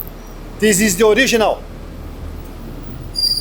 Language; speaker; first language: English; non-native, learner; Portuguese